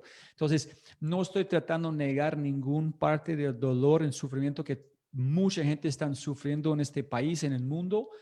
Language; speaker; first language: Spanish; non-native, fluent; English